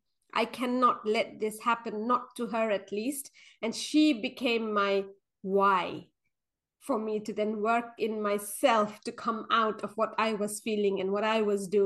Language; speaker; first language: English; non-native, local second language; Nepali